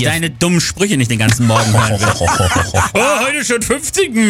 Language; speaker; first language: German; native; German